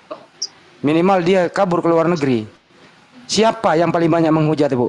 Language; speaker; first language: Indonesian; native; Indonesian